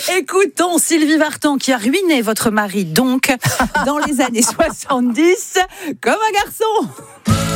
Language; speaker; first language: French; native; French